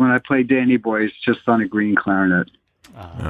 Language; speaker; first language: English; native; English